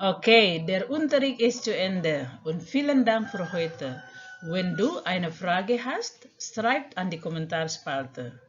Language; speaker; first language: German; non-native, fluent; Indonesian